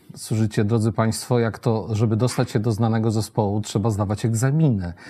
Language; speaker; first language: Polish; native; Polish